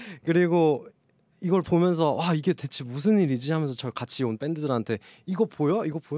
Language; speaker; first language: Korean; native; Korean